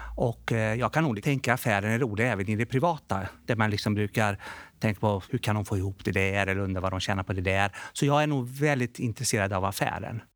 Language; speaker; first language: Swedish; early bilingual, other home language; Bosnian